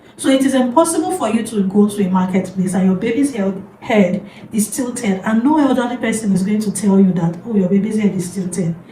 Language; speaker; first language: English; non-native, local second language; Yoruba